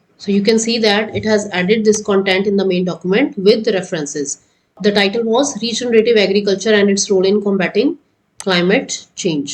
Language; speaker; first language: English; non-native, local second language; Hindi